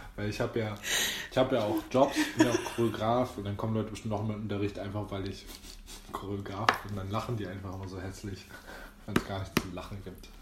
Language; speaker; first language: German; early bilingual, other home language; Greek